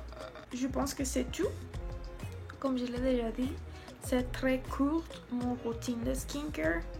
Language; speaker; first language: French; non-native, learner; Spanish